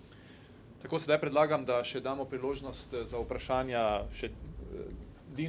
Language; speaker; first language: Slovenian; native; Slovenian